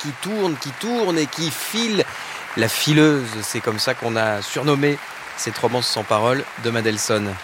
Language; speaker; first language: French; native; French